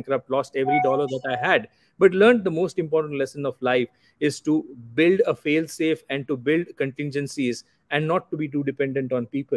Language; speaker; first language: English; non-native, local second language; Gujarati